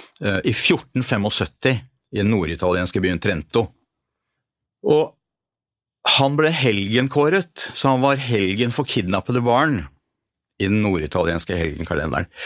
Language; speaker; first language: Norwegian; early bilingual, other home language; Hungarian